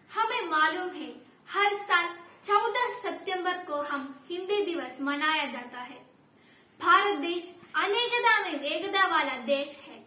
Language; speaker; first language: Hindi; non-native, local second language; Malayalam